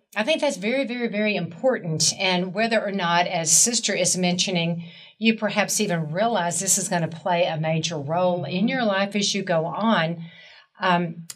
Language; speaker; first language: English; native; English